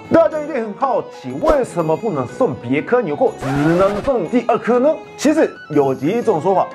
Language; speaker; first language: Chinese; non-native, fluent; Japanese